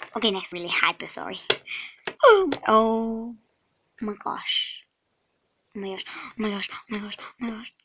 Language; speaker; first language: English; non-native, fluent; Swedish